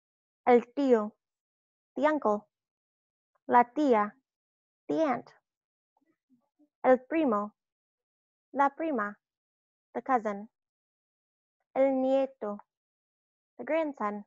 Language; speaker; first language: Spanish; non-native, fluent; English